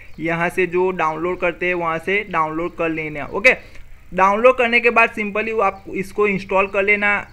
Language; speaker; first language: Hindi; non-native, local second language; Gujarati